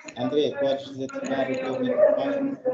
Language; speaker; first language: Portuguese; non-native, local second language; Kabuverdianu